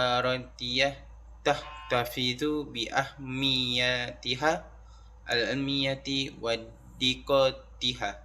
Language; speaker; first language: Arabic; non-native, learner; Malay